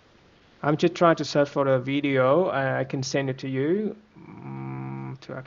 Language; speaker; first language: English; non-native, fluent; Vietnamese